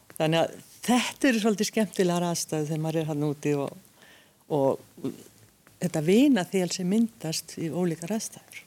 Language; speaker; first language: Icelandic; early bilingual, other home language; Hungarian